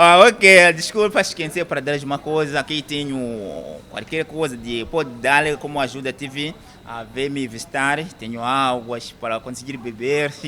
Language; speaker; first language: Portuguese; non-native, learner; Kinyarwanda